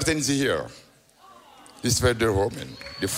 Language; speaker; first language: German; non-native, learner; French